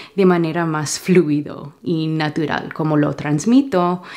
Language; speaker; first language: Spanish; non-native, fluent; English